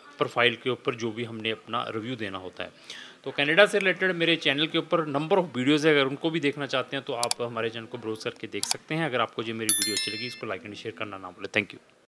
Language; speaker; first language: Hindi; non-native, local second language; Punjabi